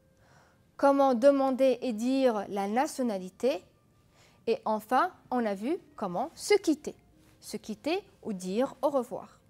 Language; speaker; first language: French; non-native, fluent; Arabic